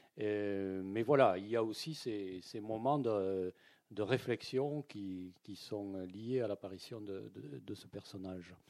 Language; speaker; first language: French; native; French